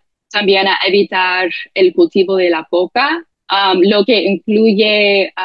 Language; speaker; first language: Spanish; non-native, fluent; English